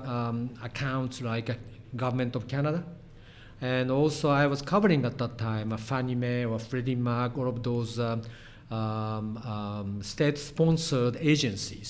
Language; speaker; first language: English; non-native, fluent; Japanese